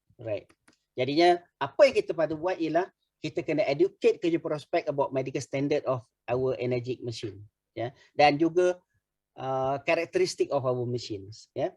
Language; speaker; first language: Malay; native; Malay